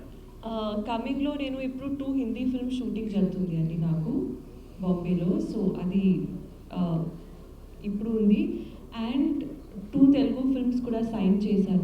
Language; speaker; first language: Telugu; non-native, learner; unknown